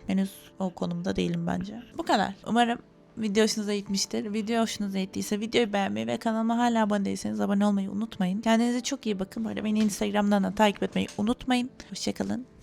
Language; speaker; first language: Turkish; native; Turkish